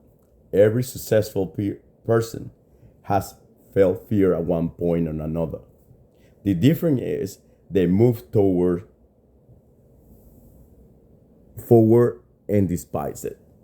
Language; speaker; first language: English; non-native, fluent; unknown